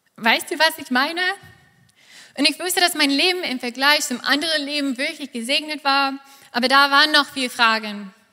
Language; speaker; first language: German; non-native, fluent; English